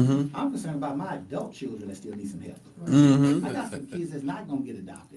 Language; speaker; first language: English; native; English